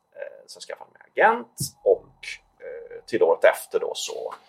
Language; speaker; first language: Swedish; native; Swedish